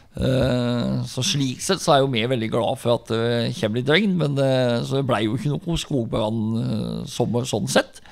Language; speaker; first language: Norwegian; native; Norwegian